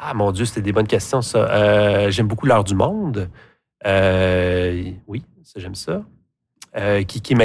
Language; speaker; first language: French; native; French